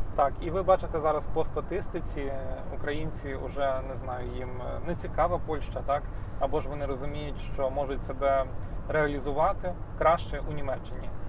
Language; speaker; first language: Ukrainian; native; Ukrainian